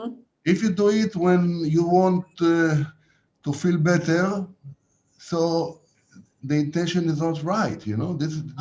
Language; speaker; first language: English; non-native, fluent; Hebrew